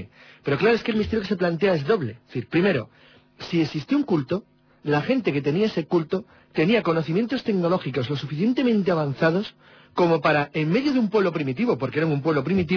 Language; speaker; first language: Spanish; native; Spanish